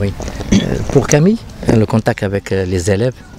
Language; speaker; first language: French; non-native, local second language; Arabic